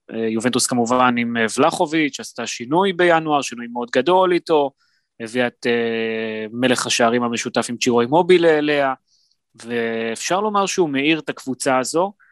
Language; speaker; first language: Hebrew; native; Hebrew